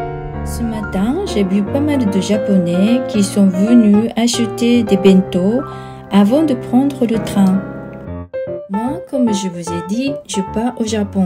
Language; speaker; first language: French; non-native, fluent; Japanese